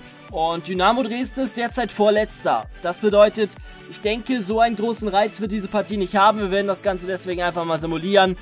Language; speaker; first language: German; native; German